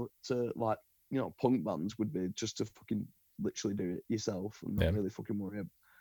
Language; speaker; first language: English; native; English